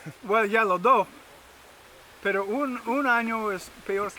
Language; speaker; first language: Spanish; non-native, learner; English